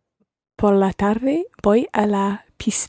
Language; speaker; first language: Spanish; non-native, learner; English